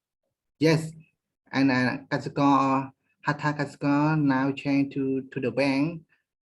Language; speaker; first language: English; non-native, learner; Khmer